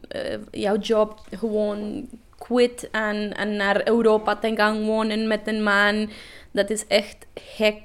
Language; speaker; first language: Dutch; non-native, learner; Spanish